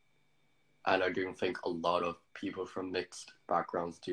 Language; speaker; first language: English; native; English